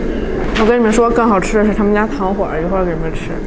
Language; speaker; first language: Chinese; native; Chinese